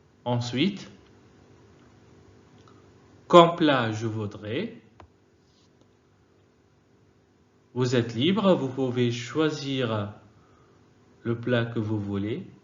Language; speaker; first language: French; non-native, fluent; Arabic